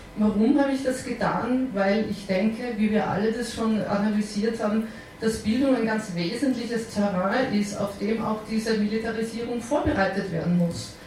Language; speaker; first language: German; native; German